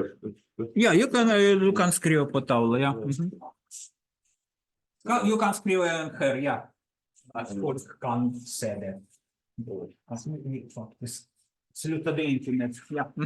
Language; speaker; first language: Swedish; non-native, learner; Russian